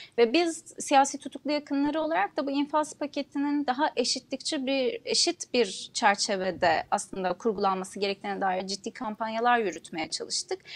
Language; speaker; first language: Turkish; non-native, local second language; Kurdish